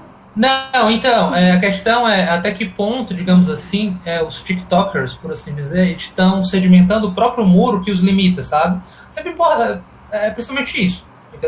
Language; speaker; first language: Portuguese; native; Portuguese